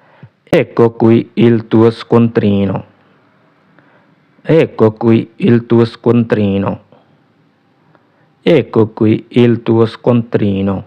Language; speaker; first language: Italian; non-native, fluent; Urdu